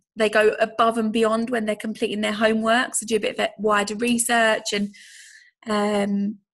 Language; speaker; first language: English; native; English